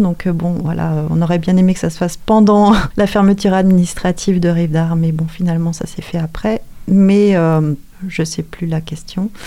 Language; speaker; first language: French; native; French